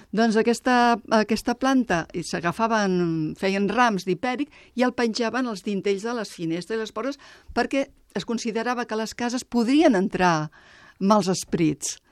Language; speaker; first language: Catalan; native; Catalan